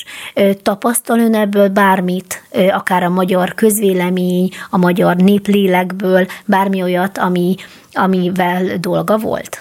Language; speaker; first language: Hungarian; native; Hungarian